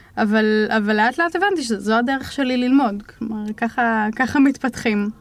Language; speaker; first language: Hebrew; native; Hebrew